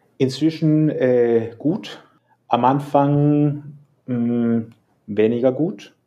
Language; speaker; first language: German; non-native, fluent; Spanish